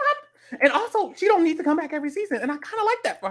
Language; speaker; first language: English; native; English